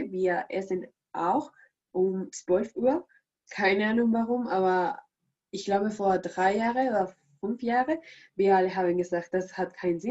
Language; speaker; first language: German; non-native, learner; Spanish